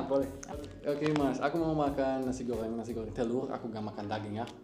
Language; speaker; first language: Indonesian; non-native, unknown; German